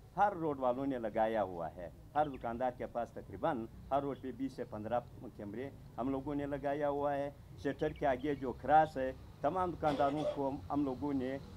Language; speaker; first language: Urdu; non-native, local second language; Pashto